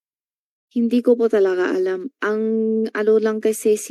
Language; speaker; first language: Filipino; non-native, learner; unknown